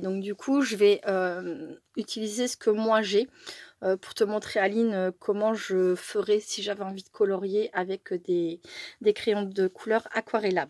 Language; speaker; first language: French; native; French